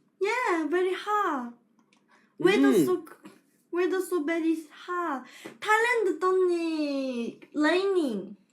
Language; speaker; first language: English; non-native, learner; Korean